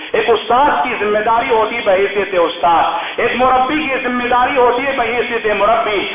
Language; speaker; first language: Urdu; native; Urdu